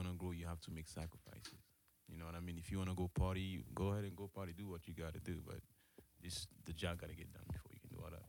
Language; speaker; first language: English; early bilingual, other home language; Haitian Creole